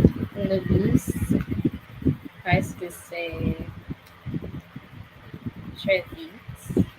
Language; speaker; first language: French; non-native, learner; English